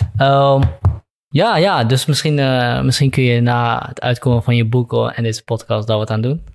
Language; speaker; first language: Dutch; native; Dutch